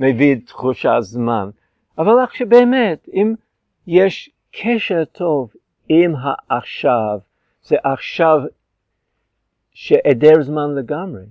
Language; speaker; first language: Hebrew; non-native, fluent; English